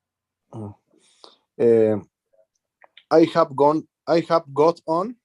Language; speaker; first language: English; non-native, learner; Spanish